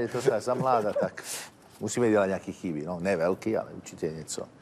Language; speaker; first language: Czech; non-native, fluent; Italian